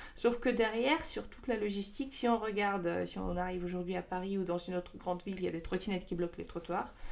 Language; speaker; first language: French; non-native, fluent; Russian